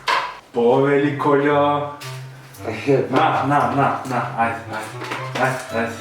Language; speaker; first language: Macedonian; native; Macedonian